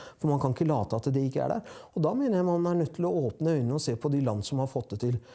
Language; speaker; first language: Norwegian; early bilingual, other home language; Persian